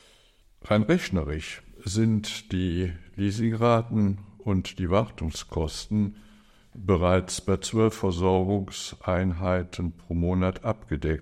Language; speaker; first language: German; native; German